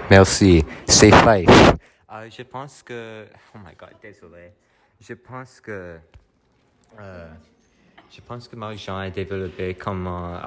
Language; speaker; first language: French; non-native, learner; English